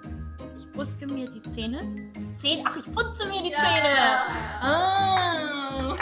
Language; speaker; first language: German; non-native, learner; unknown